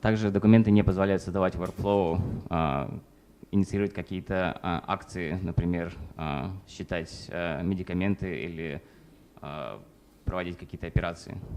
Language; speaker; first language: Russian; native; Russian